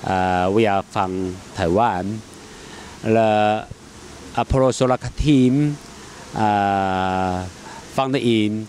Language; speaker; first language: English; non-native, learner; Chinese